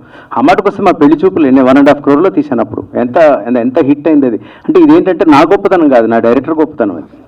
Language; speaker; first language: Telugu; native; Telugu